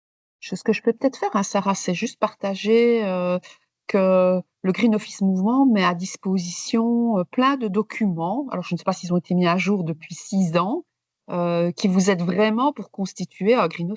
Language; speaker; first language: French; native; French